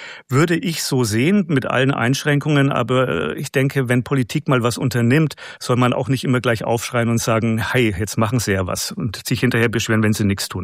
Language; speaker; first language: German; native; German